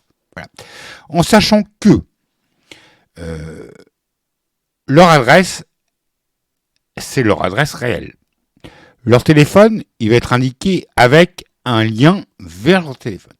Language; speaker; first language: French; native; French